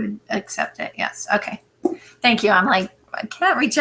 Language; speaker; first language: English; native; English